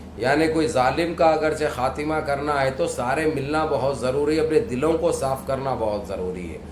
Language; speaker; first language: Urdu; native; Urdu